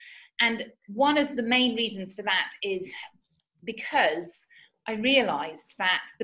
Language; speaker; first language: English; native; English